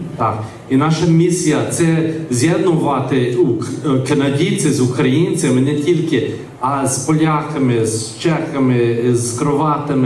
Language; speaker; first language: Ukrainian; early bilingual, heritage; English